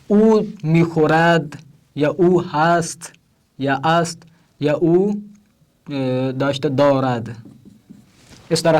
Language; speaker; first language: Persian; non-native, fluent; Urdu